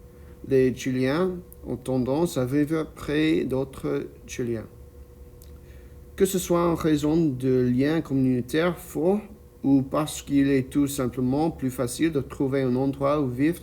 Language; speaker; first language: French; non-native, learner; English